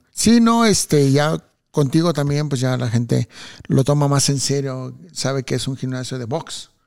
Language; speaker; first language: Spanish; native; Spanish